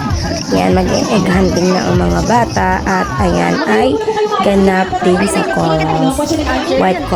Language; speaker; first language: Filipino; native; Filipino